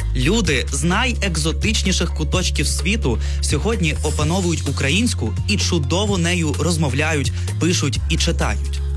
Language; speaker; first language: Ukrainian; non-native, local second language; Russian